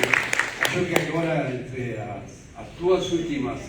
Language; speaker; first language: Portuguese; non-native, fluent; Spanish